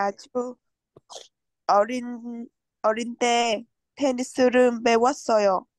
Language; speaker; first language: Korean; non-native, learner; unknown